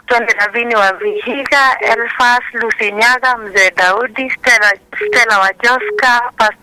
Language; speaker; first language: Swahili; non-native, local second language; Kikuyu